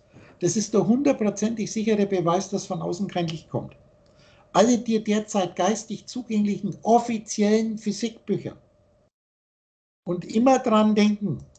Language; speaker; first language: German; native; German